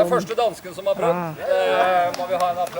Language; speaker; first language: Norwegian; native; Norwegian